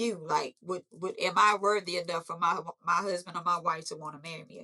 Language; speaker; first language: English; native; English